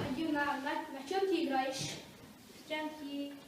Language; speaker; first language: Russian; non-native, learner; Mongolian